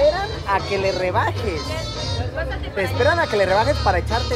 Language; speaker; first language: Spanish; native; Spanish